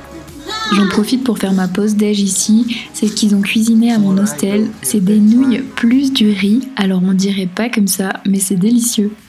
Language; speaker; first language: French; native; French